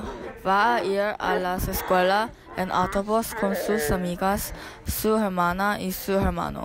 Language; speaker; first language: Spanish; non-native, learner; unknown